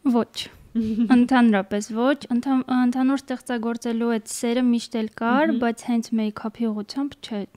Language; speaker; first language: Armenian; native; Armenian